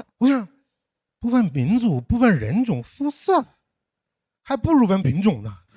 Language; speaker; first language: Chinese; non-native, fluent; English